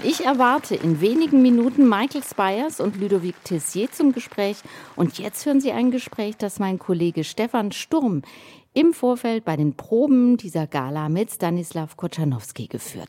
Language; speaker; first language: German; native; German